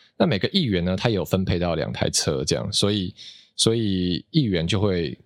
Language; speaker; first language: Chinese; native; Chinese